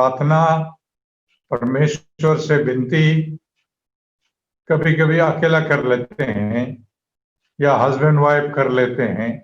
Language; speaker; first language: Hindi; native; Hindi